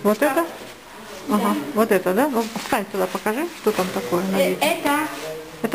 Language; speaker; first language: Russian; native; Russian